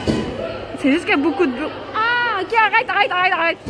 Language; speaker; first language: French; native; French